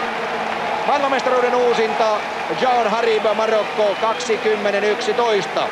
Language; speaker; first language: Finnish; native; Finnish